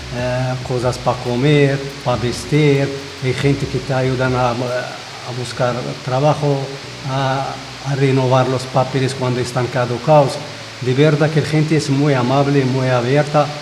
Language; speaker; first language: Spanish; non-native, fluent; Arabic